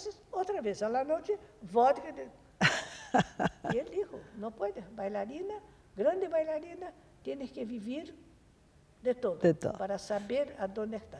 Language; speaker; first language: Spanish; non-native, fluent; Portuguese